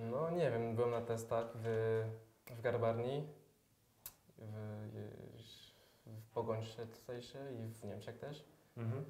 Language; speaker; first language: Polish; early bilingual, heritage; French